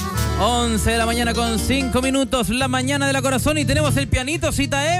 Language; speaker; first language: Spanish; native; Spanish